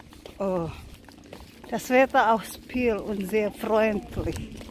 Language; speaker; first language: German; non-native, learner; Indonesian